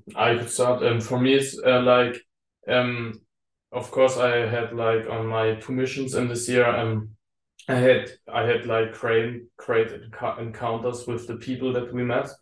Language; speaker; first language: English; non-native, learner; German